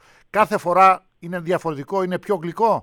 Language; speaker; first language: Greek; native; Greek